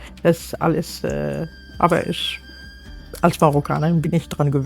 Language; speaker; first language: German; non-native, learner; Arabic